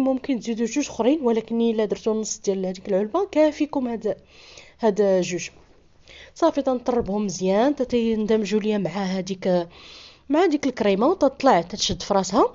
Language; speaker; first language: Arabic; native; Arabic